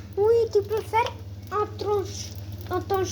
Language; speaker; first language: French; non-native, learner; Spanish